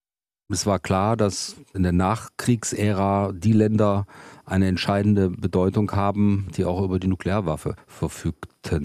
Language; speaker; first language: German; native; German